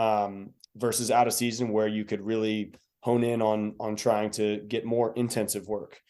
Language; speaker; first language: English; native; English